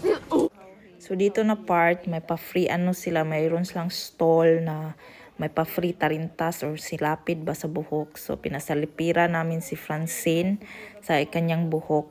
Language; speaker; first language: Filipino; non-native, local second language; Cebuano